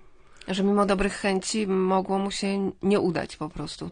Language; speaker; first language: Polish; native; Polish